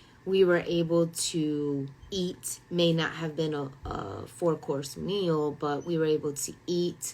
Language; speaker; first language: English; native; English